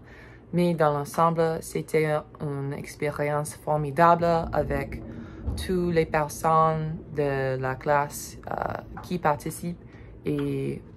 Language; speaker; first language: French; non-native, learner; English